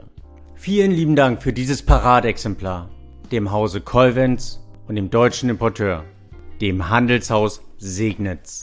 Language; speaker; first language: German; native; German